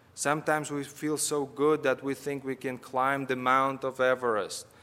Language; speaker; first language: English; non-native, fluent; Russian